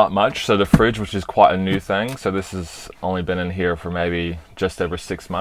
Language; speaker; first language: English; early bilingual, other home language; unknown